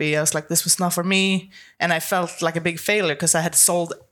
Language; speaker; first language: English; non-native, fluent; Swedish